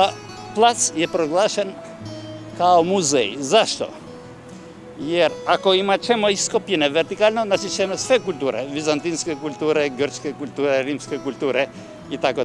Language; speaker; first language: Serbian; non-native, learner; Albanian